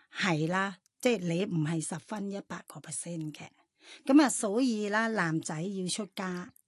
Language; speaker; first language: Cantonese; non-native, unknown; Thai